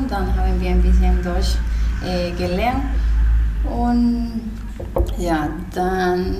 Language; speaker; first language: German; non-native, learner; Spanish